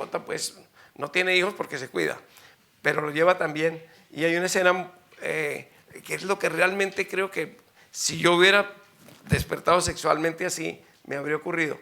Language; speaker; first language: Spanish; native; Spanish